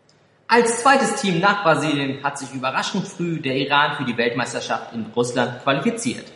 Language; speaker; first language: German; native; German